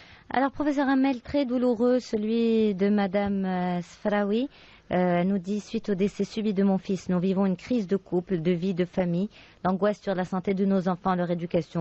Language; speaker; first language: French; non-native, local second language; Arabic